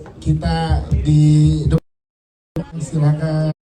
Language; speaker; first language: Indonesian; native; Indonesian